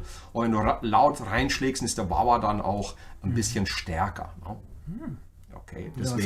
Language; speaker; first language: German; native; German